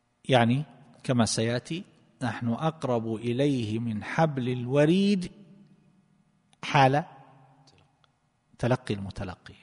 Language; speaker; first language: Arabic; native; Arabic